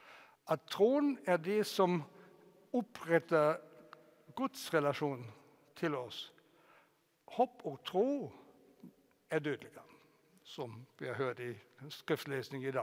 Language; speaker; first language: Norwegian; non-native, fluent; German